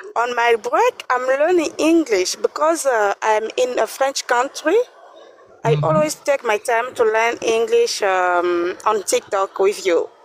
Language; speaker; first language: English; non-native, learner; French